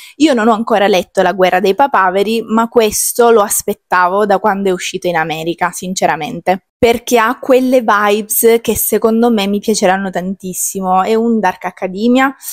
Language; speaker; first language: Italian; native; Italian